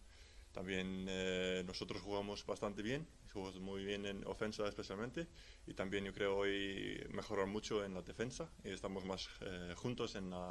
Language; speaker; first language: Spanish; non-native, learner; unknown